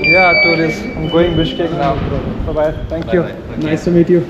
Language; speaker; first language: English; non-native, fluent; Hindi